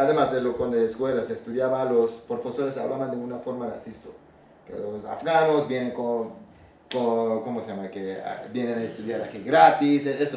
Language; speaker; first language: Spanish; non-native, learner; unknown